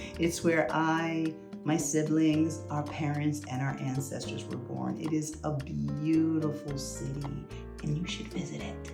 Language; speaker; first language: English; early bilingual, other home language; Spanish